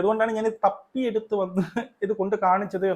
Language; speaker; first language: Malayalam; native; Malayalam